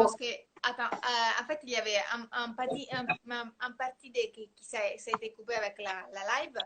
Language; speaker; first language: French; non-native, fluent; Italian